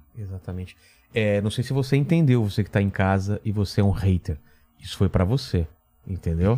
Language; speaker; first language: Portuguese; native; Portuguese